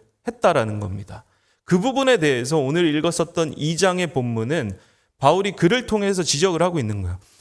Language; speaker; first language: Korean; native; Korean